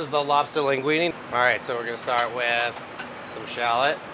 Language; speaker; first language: English; native; English